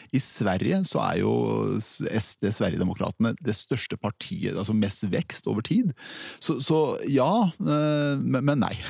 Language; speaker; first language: Norwegian; early bilingual, other home language; Persian